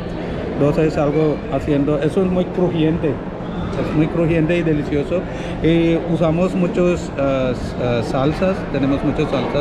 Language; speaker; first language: Spanish; non-native, learner; Malayalam